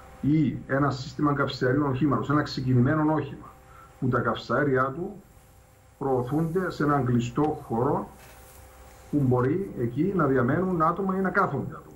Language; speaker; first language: Greek; native; Greek